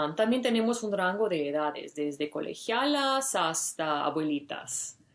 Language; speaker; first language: Spanish; non-native, fluent; English